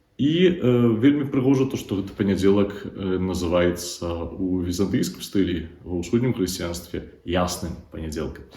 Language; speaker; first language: Belarusian; native; Belarusian